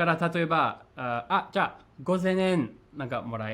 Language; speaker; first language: Japanese; non-native, fluent; English